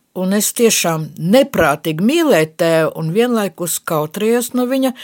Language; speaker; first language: Latvian; non-native, local second language; Russian